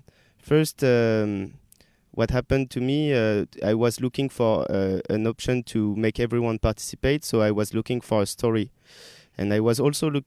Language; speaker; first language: English; non-native, learner; French